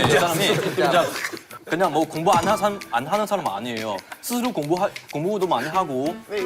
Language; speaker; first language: Korean; non-native, fluent; Chinese